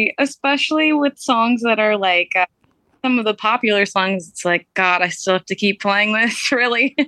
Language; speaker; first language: English; early bilingual, other home language; Romanian